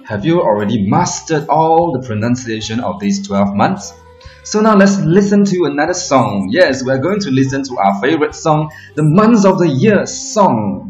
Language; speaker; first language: English; non-native, local second language; Chinese